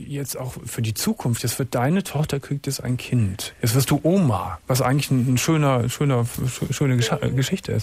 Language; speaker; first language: German; native; German